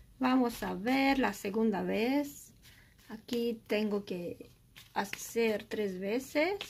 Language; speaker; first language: Spanish; non-native, learner; Romanian